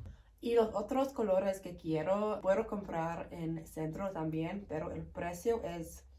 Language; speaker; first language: Spanish; non-native, learner; English